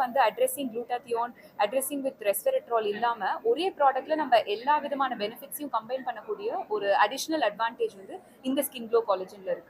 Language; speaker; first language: Tamil; native; Tamil